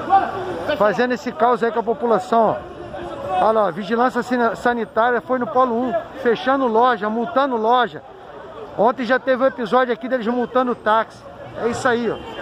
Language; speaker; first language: Portuguese; native; Portuguese